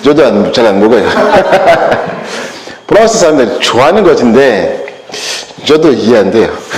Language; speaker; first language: Korean; non-native, learner; French